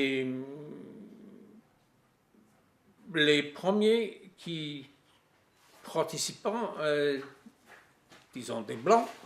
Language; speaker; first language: French; non-native, fluent; English